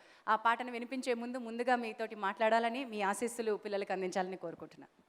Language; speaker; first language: Telugu; native; Telugu